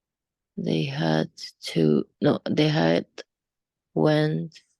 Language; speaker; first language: English; non-native, learner; Spanish